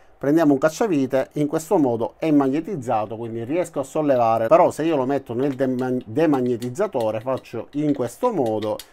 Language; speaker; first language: Italian; native; Italian